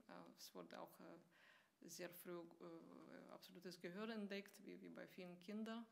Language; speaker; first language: German; non-native, fluent; Russian